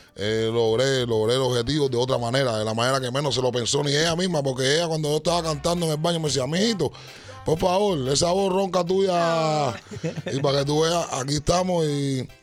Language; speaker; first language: Spanish; native; Spanish